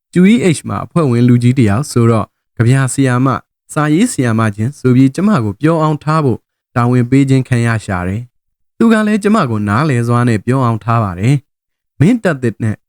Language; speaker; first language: Burmese; native; Burmese